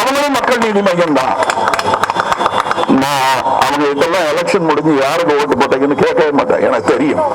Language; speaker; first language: Tamil; native; Tamil